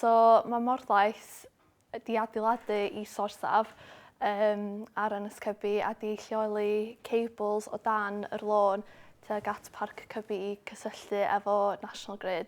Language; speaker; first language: Welsh; non-native, local second language; English